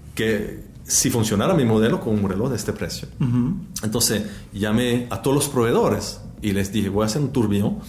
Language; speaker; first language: Spanish; non-native, fluent; French